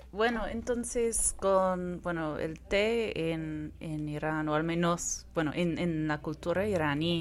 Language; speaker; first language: Spanish; non-native, fluent; English